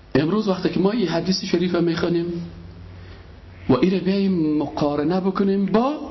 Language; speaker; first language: Persian; native; Persian